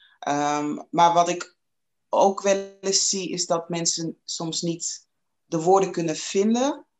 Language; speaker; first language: Dutch; non-native, fluent; English